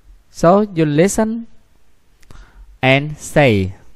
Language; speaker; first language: English; non-native, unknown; Vietnamese